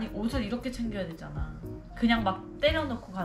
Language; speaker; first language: Korean; native; Korean